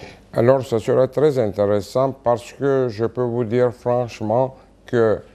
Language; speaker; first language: French; non-native, fluent; Turkish